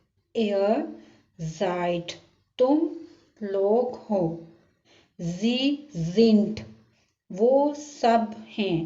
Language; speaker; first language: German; non-native, learner; Urdu